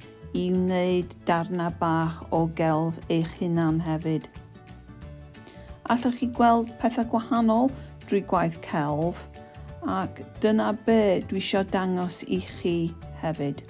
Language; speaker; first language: Welsh; non-native, local second language; English